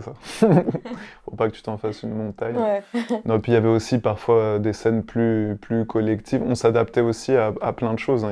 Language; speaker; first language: French; native; French